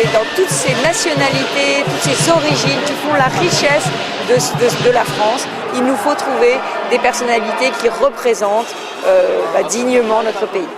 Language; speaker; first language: French; native; French